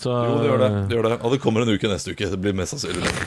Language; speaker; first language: Norwegian; native; Norwegian